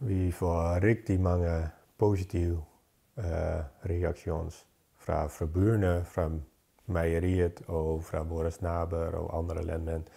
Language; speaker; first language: Danish; non-native, fluent; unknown